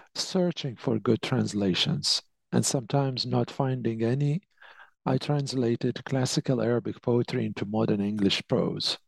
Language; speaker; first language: English; non-native, fluent; Arabic